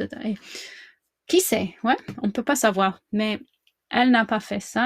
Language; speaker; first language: French; non-native, fluent; English